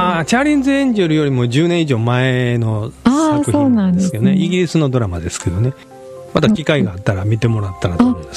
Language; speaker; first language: Japanese; native; Japanese